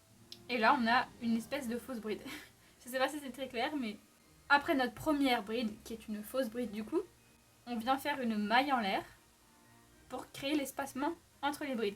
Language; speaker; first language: French; native; French